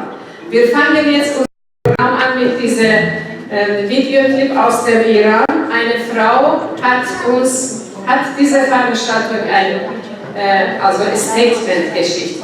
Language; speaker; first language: German; non-native, local second language; Persian